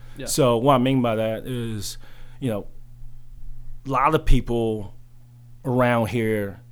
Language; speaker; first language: English; early bilingual, other home language; Chinese